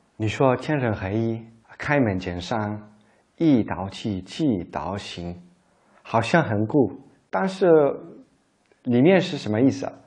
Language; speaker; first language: Chinese; non-native, fluent; Italian